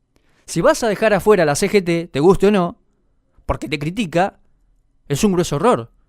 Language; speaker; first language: Spanish; native; Spanish